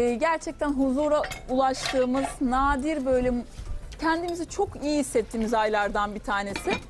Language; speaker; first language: Turkish; native; Turkish